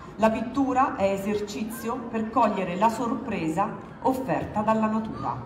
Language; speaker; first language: Italian; native; Italian